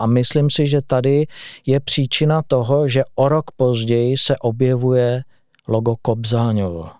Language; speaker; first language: Czech; native; Czech